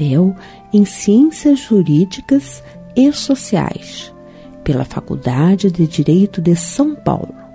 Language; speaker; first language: Portuguese; native; Portuguese